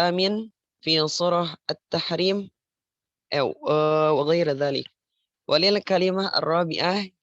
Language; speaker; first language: Arabic; non-native, learner; Indonesian